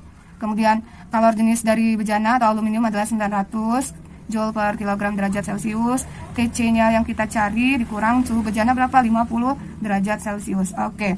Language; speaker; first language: Indonesian; native; Indonesian